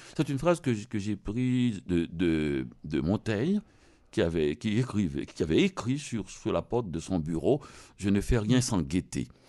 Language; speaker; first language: French; non-native, local second language; Haitian Creole